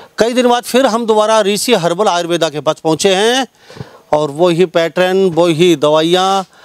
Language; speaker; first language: Hindi; native; Hindi